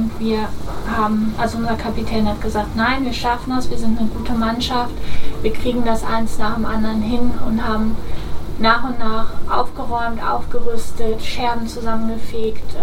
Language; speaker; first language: German; native; German